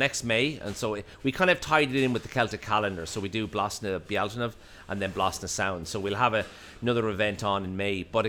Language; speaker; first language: English; native; English